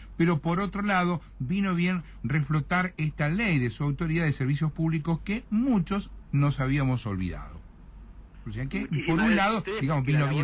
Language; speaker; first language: Spanish; native; Spanish